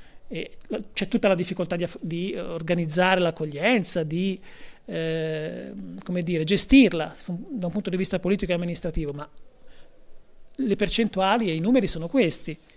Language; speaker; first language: Italian; native; Italian